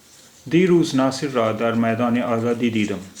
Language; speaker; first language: Persian; non-native, fluent; Urdu